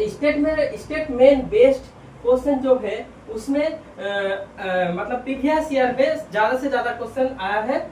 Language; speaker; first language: Hindi; non-native, local second language; Bangla